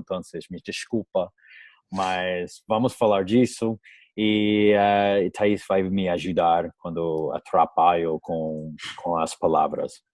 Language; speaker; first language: Portuguese; non-native, learner; English